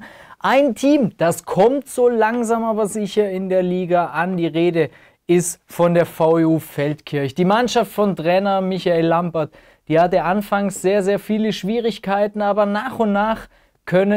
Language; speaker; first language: German; native; German